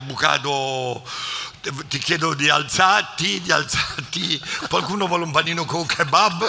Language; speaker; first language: Italian; native; Italian